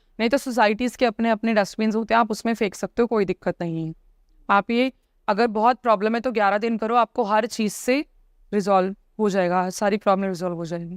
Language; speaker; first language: Hindi; native; Hindi